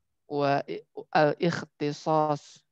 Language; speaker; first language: Arabic; non-native, learner; Indonesian